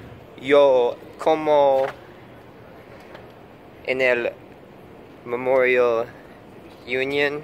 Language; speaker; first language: Spanish; non-native, learner; English